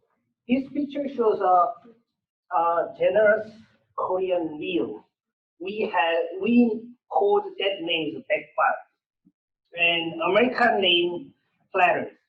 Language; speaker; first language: English; non-native, learner; Korean